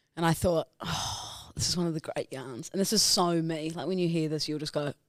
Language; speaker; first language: English; native; English